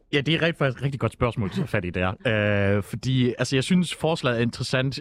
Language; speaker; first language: Danish; native; Danish